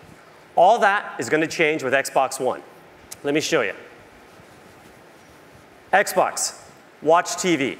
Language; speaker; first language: English; native; English